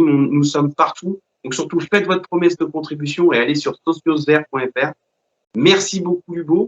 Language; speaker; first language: French; native; French